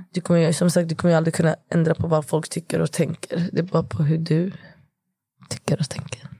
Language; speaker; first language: Swedish; early bilingual, other home language; Kurdish